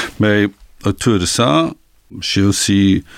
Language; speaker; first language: French; non-native, learner; English